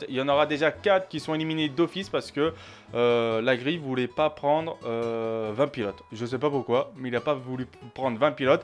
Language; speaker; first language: French; native; French